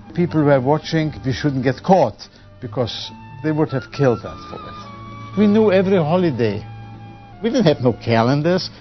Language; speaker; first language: English; non-native, fluent; Polish